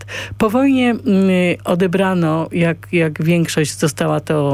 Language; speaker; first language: Polish; native; Polish